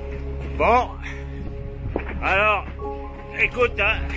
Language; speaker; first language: French; native; French